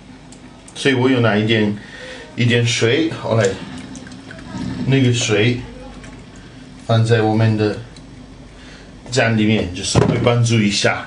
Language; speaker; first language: Chinese; non-native, fluent; Italian